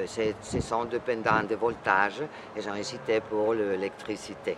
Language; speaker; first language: French; non-native, fluent; Spanish